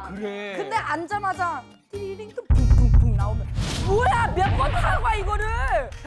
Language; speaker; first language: Korean; non-native, fluent; Thai